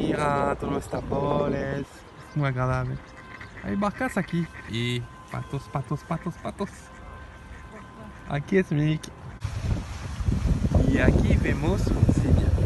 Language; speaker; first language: Spanish; non-native, learner; French